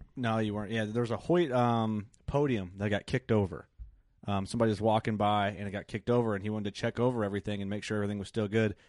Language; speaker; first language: English; native; English